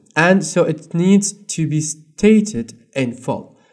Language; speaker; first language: English; non-native, fluent; Arabic